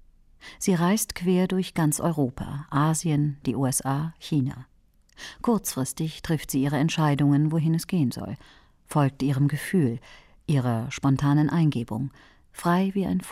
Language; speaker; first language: German; native; German